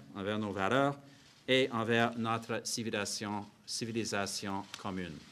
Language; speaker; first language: French; non-native, fluent; English